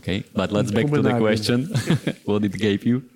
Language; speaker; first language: English; non-native, fluent; Slovak